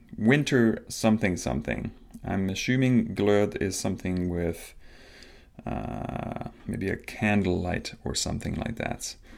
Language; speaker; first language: English; non-native, fluent; Danish